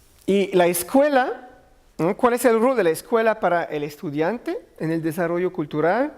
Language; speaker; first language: Spanish; non-native, learner; French